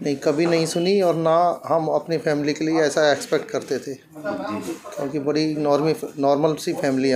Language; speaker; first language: Hindi; native; Hindi